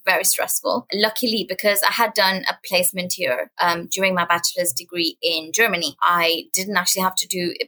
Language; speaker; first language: English; non-native, local second language; Urdu